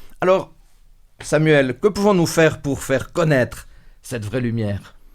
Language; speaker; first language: French; native; French